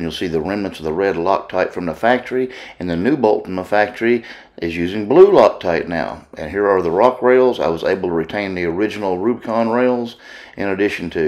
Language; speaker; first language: English; native; English